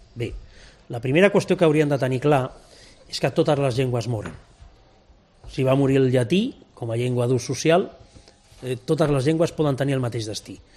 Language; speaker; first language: Catalan; non-native, local second language; Spanish